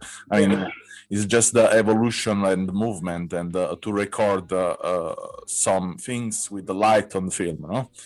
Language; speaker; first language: English; non-native, fluent; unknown